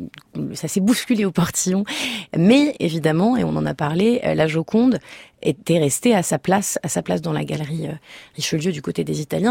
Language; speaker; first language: French; native; French